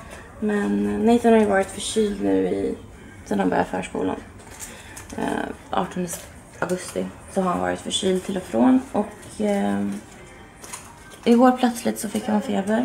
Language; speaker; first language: Swedish; native; Swedish